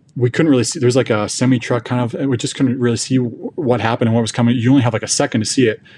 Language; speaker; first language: English; native; English